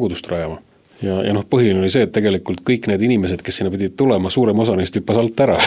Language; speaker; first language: Estonian; native; Estonian